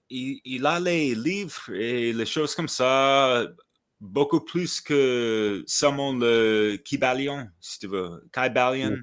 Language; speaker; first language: French; non-native, fluent; English